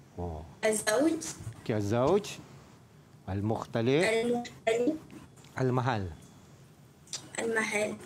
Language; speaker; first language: Arabic; non-native, fluent; Malay